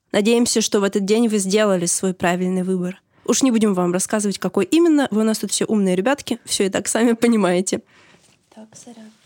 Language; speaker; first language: Russian; native; Russian